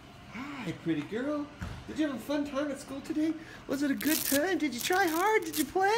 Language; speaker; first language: English; native; English